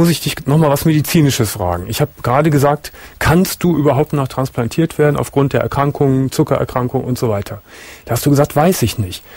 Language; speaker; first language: German; native; German